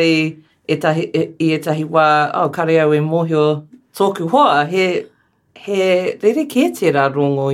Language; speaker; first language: Māori; non-native, local second language; English